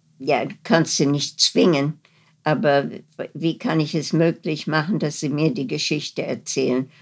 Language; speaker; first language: German; early bilingual, heritage; German